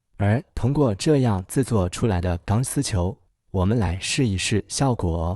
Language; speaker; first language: Chinese; native; Chinese